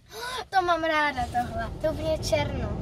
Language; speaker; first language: Czech; early bilingual, heritage; Czech